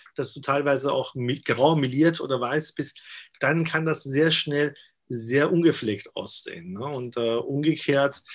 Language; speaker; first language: German; non-native, fluent; Persian